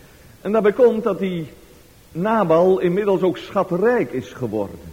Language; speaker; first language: Dutch; native; Dutch